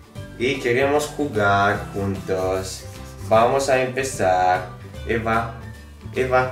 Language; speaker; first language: Spanish; non-native, fluent; Italian